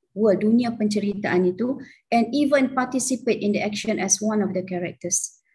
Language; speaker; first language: English; non-native, local second language; Malay